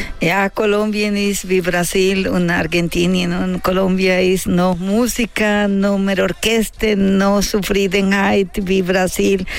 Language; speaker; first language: German; non-native, learner; Spanish